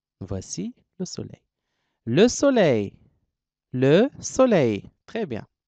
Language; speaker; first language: French; non-native, local second language; Arabic